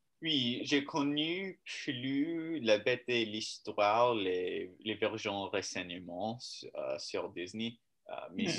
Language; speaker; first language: French; non-native, learner; English